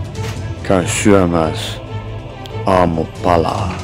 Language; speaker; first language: Finnish; non-native, learner; Portuguese